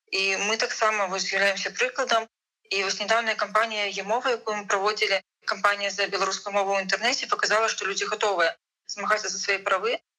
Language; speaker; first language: Belarusian; non-native, local second language; Russian